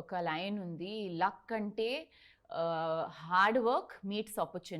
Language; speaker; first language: Telugu; non-native, learner; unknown